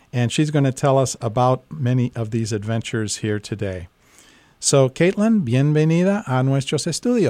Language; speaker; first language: English; native; English